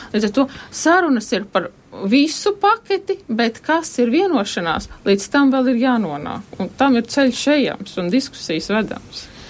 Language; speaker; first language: Latvian; native; Latvian